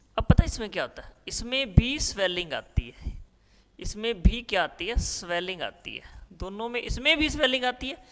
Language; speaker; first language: Hindi; non-native, local second language; Punjabi